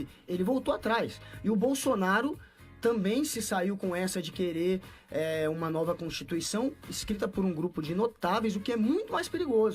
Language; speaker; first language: Portuguese; native; Portuguese